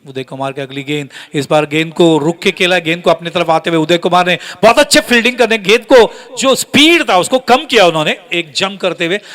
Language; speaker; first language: Hindi; non-native, local second language; Marathi